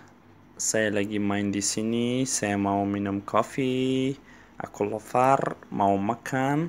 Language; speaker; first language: Indonesian; non-native, learner; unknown